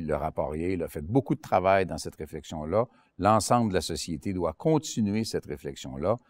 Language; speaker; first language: French; native; French